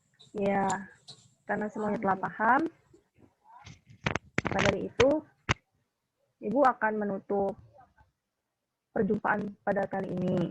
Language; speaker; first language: Indonesian; native; Indonesian